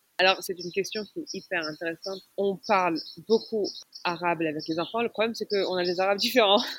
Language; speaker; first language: French; non-native, local second language; Arabic